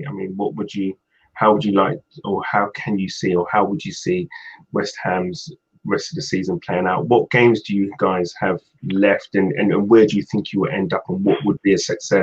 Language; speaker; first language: English; native; English